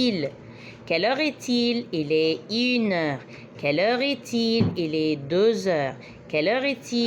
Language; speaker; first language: French; non-native, fluent; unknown